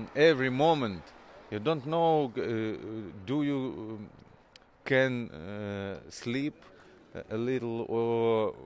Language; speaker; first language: English; non-native, fluent; Norwegian